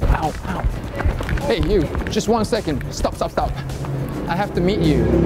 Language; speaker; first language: English; non-native, fluent; Japanese